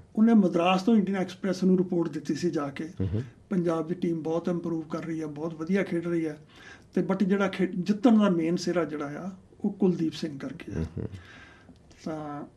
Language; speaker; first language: Punjabi; native; Punjabi